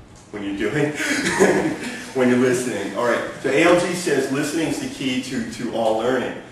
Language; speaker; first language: English; native; English